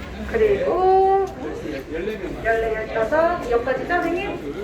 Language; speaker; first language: Korean; non-native, learner; Thai